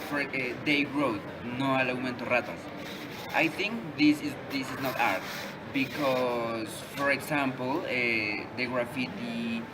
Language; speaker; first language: English; non-native, learner; Spanish